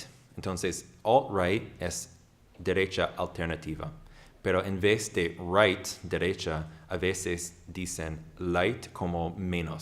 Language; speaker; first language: Spanish; non-native, fluent; English